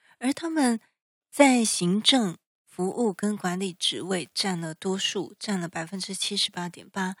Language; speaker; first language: Chinese; native; Chinese